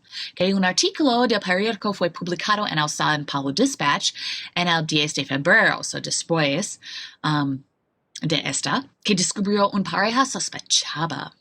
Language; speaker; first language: Spanish; non-native, fluent; English